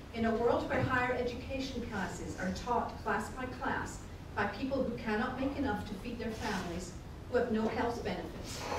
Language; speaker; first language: English; native; English